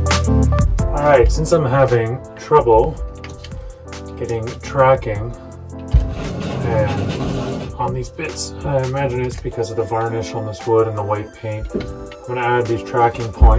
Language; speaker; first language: English; native; English